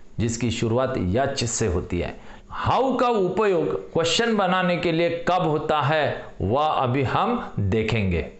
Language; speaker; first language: Hindi; non-native, local second language; Marathi